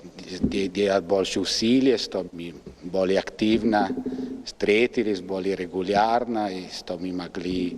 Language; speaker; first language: Russian; non-native, fluent; Italian